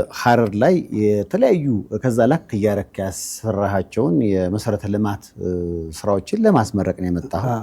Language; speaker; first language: Amharic; native; Amharic